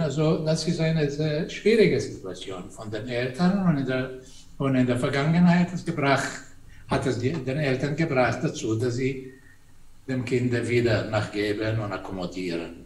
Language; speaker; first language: German; non-native, fluent; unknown